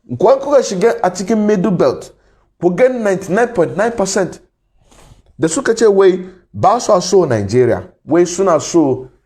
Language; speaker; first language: Hausa; non-native, local second language; Igbo